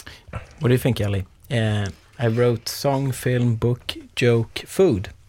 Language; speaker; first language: English; non-native, fluent; Swedish